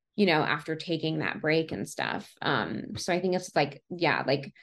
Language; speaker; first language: English; native; English